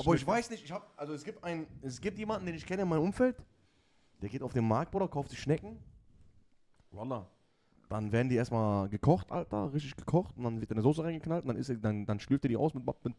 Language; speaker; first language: German; native; German